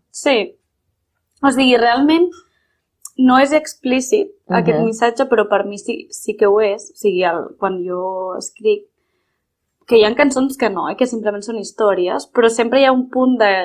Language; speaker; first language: Catalan; non-native, local second language; Spanish